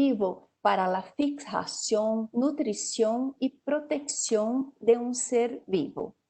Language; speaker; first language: Spanish; non-native, fluent; Portuguese